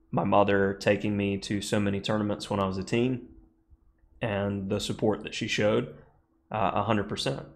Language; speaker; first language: English; native; English